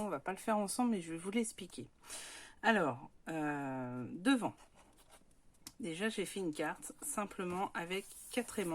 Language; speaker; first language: French; native; French